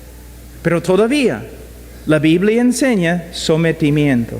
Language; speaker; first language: Spanish; non-native, fluent; English